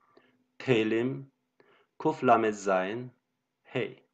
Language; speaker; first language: Hebrew; non-native, fluent; Korean